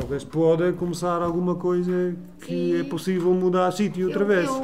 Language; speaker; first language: Portuguese; non-native, learner; Dutch